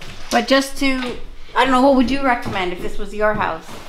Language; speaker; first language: English; native; English